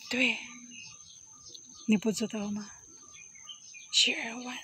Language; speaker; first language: Chinese; non-native, learner; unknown